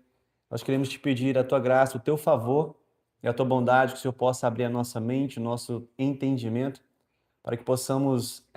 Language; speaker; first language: Portuguese; native; Portuguese